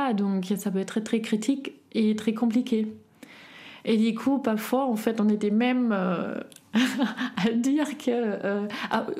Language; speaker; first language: French; non-native, fluent; German